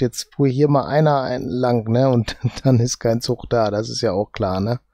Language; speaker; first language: German; native; German